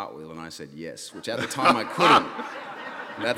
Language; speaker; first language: English; native; English